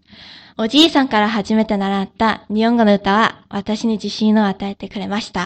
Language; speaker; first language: Japanese; non-native, learner; Korean